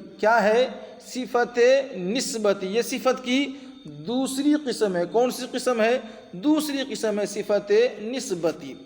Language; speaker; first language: Urdu; native; Urdu